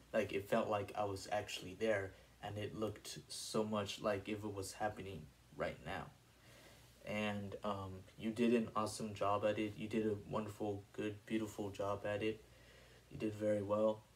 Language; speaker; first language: English; native; English